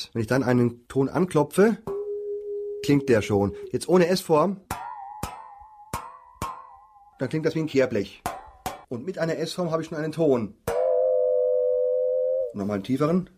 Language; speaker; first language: German; native; German